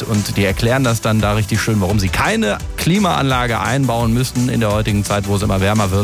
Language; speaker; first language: German; native; German